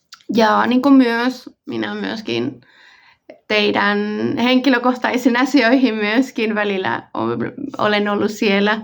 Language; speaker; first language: Finnish; non-native, fluent; Spanish